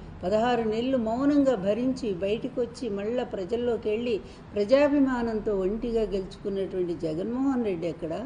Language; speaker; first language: Telugu; native; Telugu